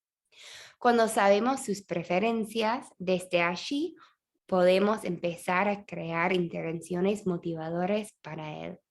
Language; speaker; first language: Spanish; non-native, fluent; English